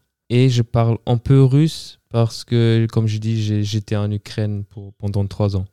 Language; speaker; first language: French; non-native, fluent; German